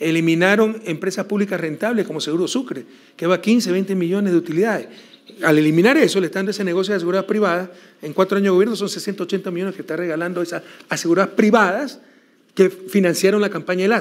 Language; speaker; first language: Spanish; native; Spanish